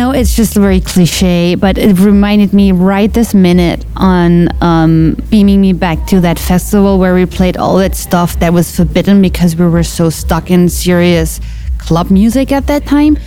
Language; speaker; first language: English; non-native, fluent; German